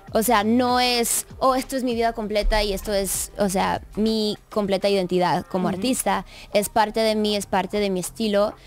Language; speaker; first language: Spanish; early bilingual, heritage; English